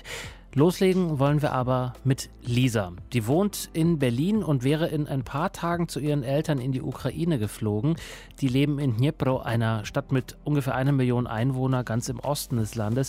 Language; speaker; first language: German; native; German